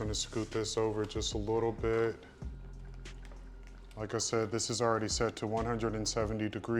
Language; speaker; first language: English; native; English